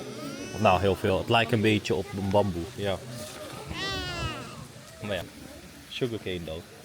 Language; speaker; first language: Dutch; early bilingual, other home language; Filipino